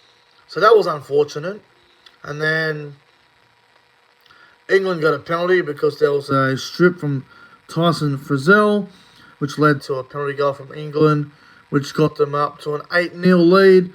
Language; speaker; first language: English; native; English